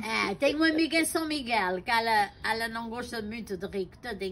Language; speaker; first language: Portuguese; native; Portuguese